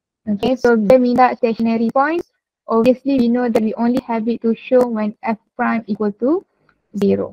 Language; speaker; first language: English; non-native, local second language; Malay